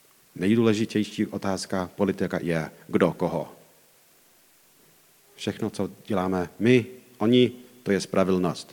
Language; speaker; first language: Czech; non-native, fluent; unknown